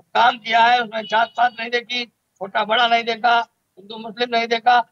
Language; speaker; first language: Hindi; native; Hindi